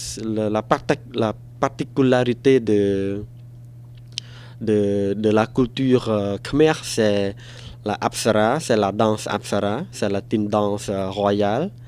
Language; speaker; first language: French; non-native, fluent; Khmer